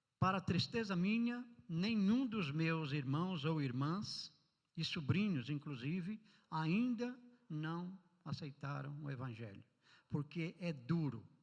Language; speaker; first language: Portuguese; native; Portuguese